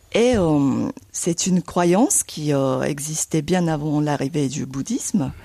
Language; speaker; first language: French; non-native, fluent; Japanese